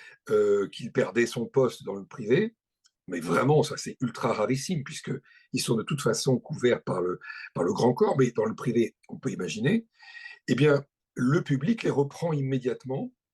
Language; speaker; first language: French; native; French